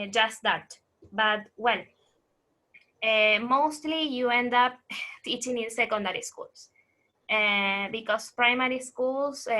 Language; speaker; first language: English; non-native, fluent; Spanish